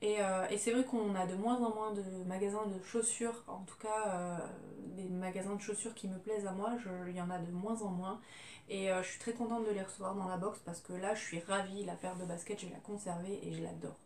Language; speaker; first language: French; native; French